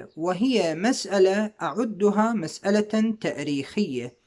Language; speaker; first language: Arabic; native; Arabic